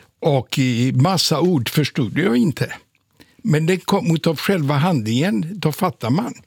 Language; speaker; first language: Swedish; non-native, fluent; Polish